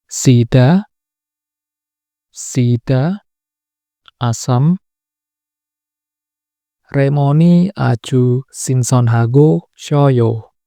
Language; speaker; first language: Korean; non-native, fluent; Indonesian